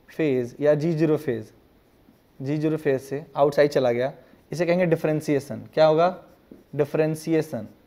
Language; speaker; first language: Hindi; non-native, local second language; Gujarati